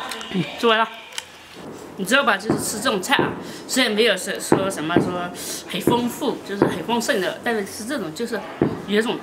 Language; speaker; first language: Chinese; native; Chinese